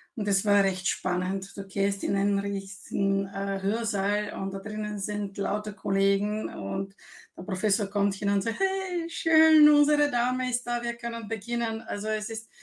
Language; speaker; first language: German; non-native, fluent; Bulgarian